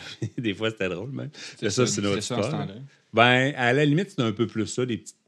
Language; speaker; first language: French; native; French